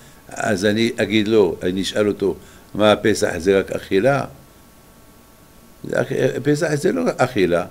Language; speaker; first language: Hebrew; non-native, fluent; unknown